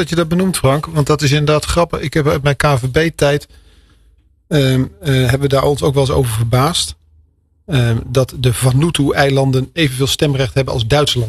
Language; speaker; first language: Dutch; native; Dutch